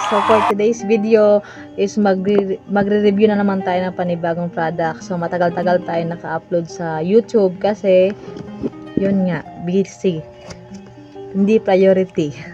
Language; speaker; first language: Filipino; non-native, local second language; Cebuano